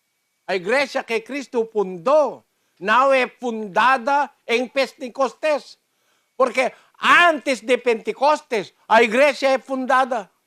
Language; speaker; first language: Portuguese; non-native, learner; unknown